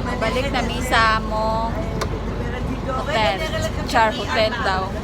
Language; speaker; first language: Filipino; non-native, local second language; Cebuano